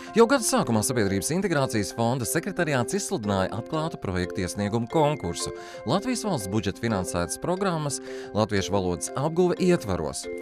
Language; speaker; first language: Latvian; native; Latvian